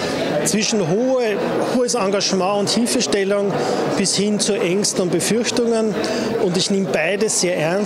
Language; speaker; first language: German; native; German